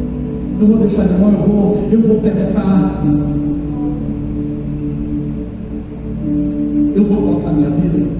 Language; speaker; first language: Portuguese; native; Portuguese